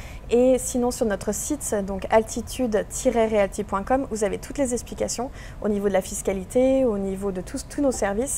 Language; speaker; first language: French; native; French